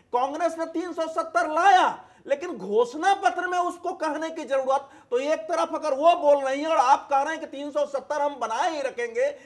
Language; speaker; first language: Hindi; native; Hindi